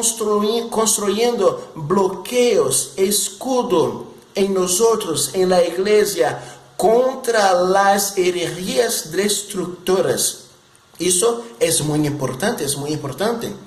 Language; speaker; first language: Spanish; non-native, fluent; Portuguese